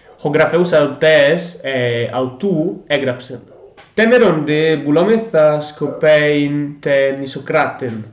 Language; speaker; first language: Greek; non-native, learner; Italian